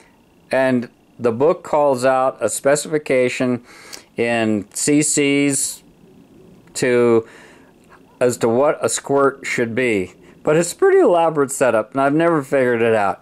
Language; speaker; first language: English; native; English